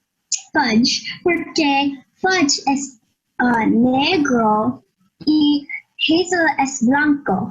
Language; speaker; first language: Spanish; non-native, learner; English